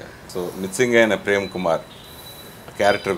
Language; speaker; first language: Telugu; native; Telugu